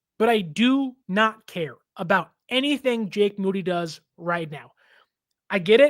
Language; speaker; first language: English; native; English